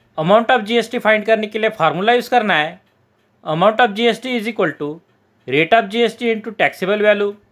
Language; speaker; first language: Hindi; non-native, local second language; Marathi